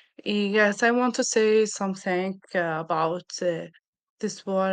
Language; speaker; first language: English; non-native, learner; Arabic